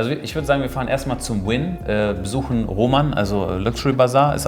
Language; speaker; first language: German; native; German